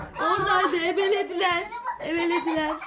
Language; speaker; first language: Turkish; native; Turkish